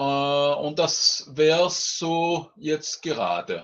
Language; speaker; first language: German; non-native, local second language; French